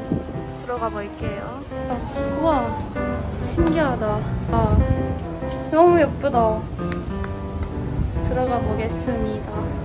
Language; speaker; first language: Korean; non-native, learner; Japanese